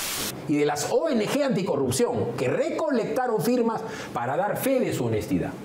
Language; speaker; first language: Spanish; native; Spanish